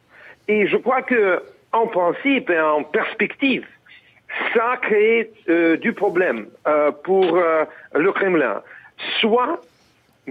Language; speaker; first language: French; non-native, fluent; Russian